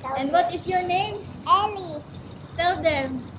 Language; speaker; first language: English; non-native, local second language; Filipino